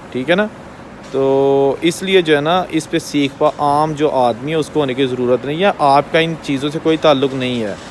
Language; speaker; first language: Urdu; non-native, local second language; Punjabi